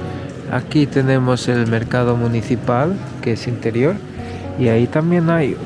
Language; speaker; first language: Spanish; non-native, fluent; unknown